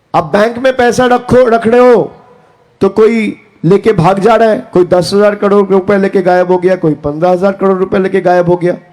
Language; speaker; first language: Hindi; non-native, local second language; Bangla